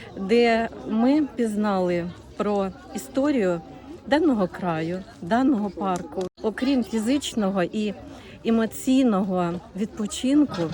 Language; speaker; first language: Ukrainian; non-native, local second language; Russian